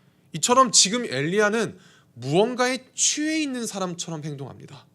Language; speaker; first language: Korean; native; Korean